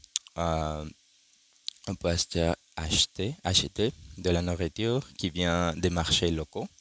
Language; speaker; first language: French; non-native, learner; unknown